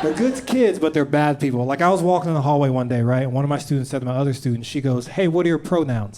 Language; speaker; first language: English; native; English